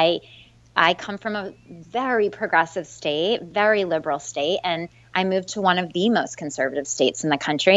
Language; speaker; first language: English; native; English